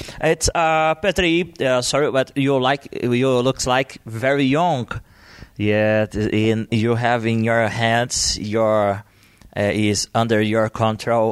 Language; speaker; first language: English; non-native, learner; Portuguese